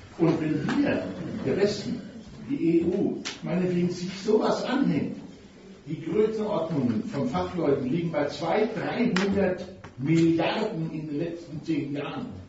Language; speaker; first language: German; native; German